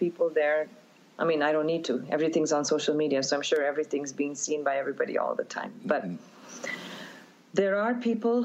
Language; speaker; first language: English; native; English